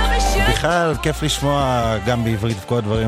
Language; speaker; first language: Hebrew; native; Hebrew